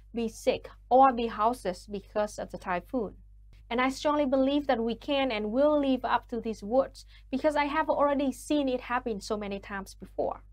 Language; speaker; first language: English; non-native, fluent; Vietnamese